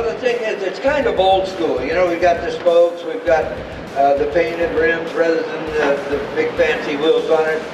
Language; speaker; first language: English; native; English